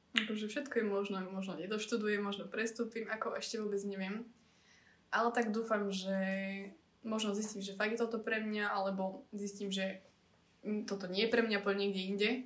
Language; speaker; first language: Slovak; native; Slovak